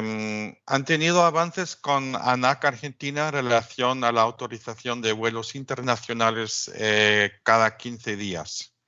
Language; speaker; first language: Spanish; non-native, fluent; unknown